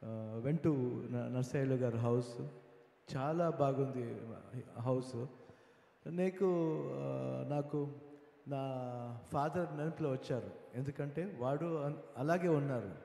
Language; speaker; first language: Telugu; non-native, learner; Kannada